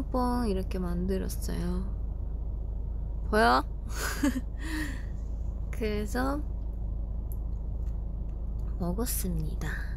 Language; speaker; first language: Korean; non-native, fluent; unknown